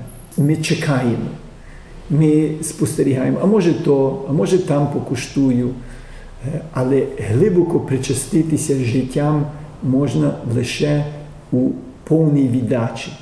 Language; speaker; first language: Ukrainian; early bilingual, heritage; Ukrainian